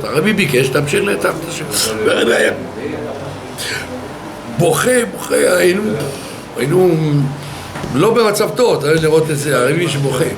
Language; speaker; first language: Hebrew; non-native, fluent; French